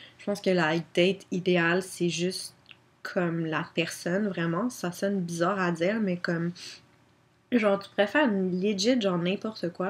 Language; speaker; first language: French; native; French